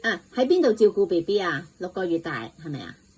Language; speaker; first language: Cantonese; native; Cantonese